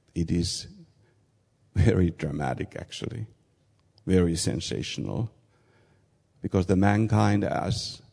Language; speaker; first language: English; non-native, fluent; Finnish